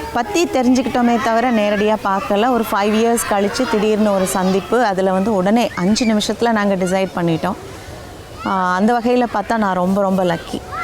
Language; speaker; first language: Tamil; native; Tamil